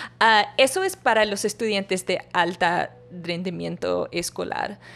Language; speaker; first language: Spanish; non-native, learner; English